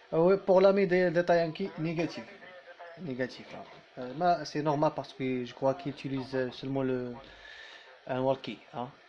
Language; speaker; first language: French; non-native, local second language; Arabic